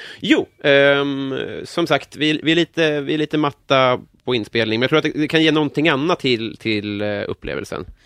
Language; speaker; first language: Swedish; native; Swedish